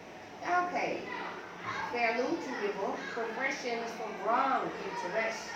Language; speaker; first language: English; non-native, learner; Thai